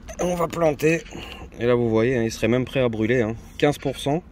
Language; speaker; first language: French; native; French